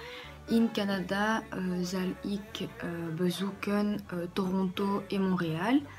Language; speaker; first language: Dutch; non-native, learner; French